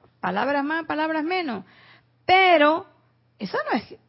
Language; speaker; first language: Spanish; native; Spanish